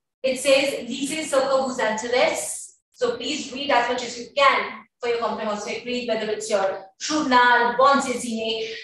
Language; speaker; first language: English; non-native, local second language; Hindi